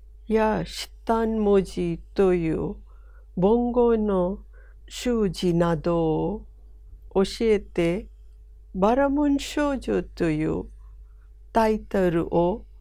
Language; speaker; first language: Japanese; non-native, fluent; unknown